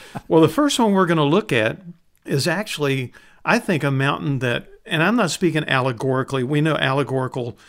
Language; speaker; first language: English; native; English